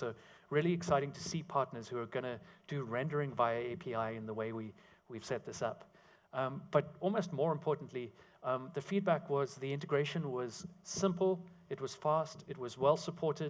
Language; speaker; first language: English; native; English